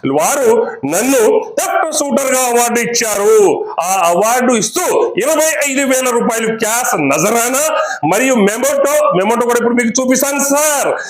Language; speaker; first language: Telugu; native; Telugu